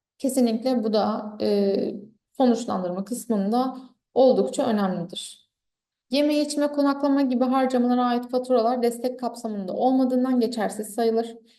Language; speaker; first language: Turkish; native; Turkish